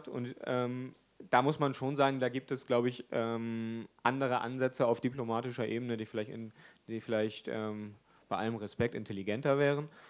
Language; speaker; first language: German; native; German